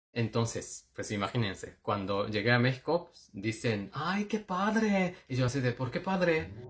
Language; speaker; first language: Spanish; non-native, fluent; Japanese